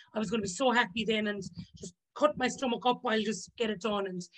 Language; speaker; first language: English; native; English